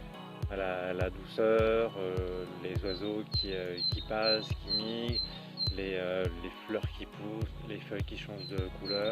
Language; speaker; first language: French; native; French